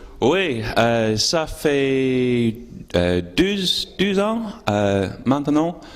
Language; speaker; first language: French; non-native, learner; English